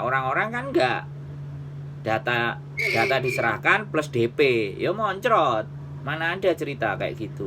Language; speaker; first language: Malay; non-native, local second language; Javanese